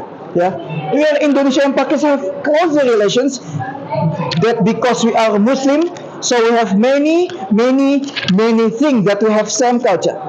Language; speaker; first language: English; non-native, learner; Indonesian